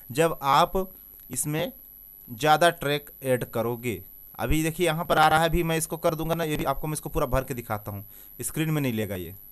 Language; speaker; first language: Hindi; native; Hindi